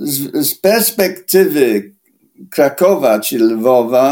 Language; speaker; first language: Polish; non-native, fluent; English